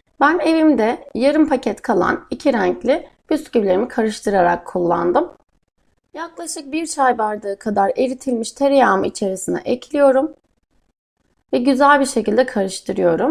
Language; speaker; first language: Turkish; native; Turkish